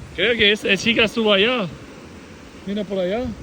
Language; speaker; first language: Spanish; non-native, learner; Albanian